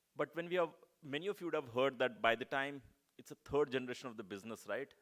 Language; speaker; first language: English; non-native, local second language; Marathi